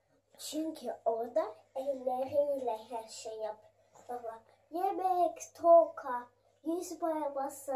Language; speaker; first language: Turkish; early bilingual, other home language; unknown